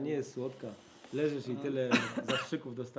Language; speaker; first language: Polish; native; Polish